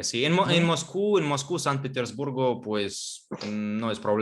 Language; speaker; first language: Spanish; non-native, fluent; Russian